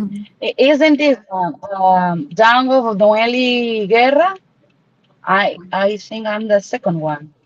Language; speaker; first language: English; non-native, learner; Spanish